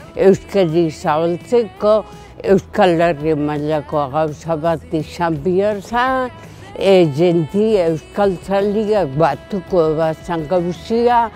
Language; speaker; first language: Basque; native; Basque